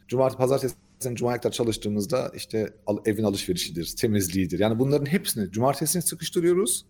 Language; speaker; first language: Turkish; early bilingual, heritage; Turkish